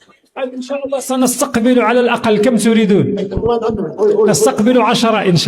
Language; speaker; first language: Arabic; native; Arabic